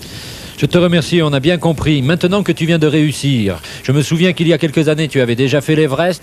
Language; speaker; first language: French; native; French